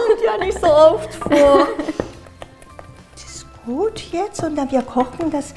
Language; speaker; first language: German; non-native, fluent; Japanese